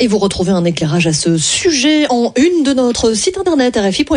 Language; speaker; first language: French; native; French